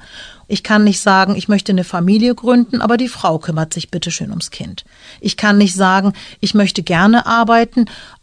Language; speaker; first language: German; early bilingual, other home language; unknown